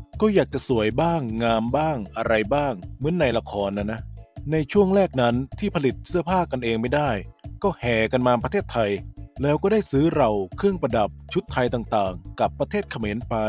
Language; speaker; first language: Thai; native; Thai